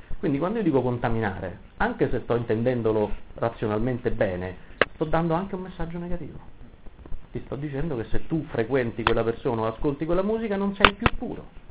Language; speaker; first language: Italian; native; Italian